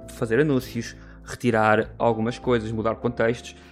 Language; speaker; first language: English; non-native, learner; Portuguese